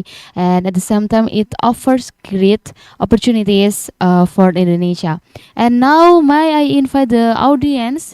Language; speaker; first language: English; non-native, learner; Indonesian